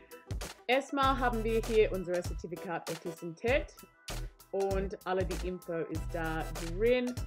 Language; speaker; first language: German; non-native, learner; English